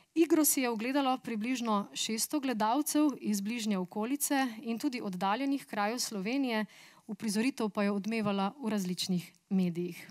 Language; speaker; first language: Slovenian; native; Slovenian